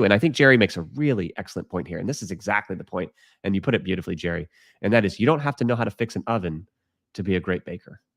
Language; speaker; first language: English; native; English